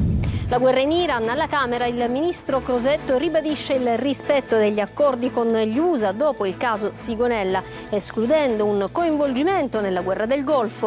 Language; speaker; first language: Italian; native; Italian